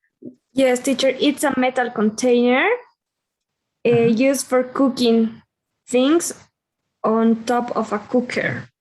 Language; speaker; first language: English; non-native, learner; Spanish